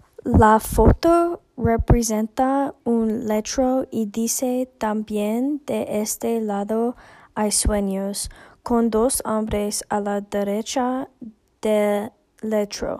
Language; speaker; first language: Spanish; non-native, learner; English